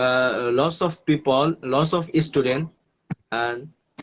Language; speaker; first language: English; non-native, learner; Bangla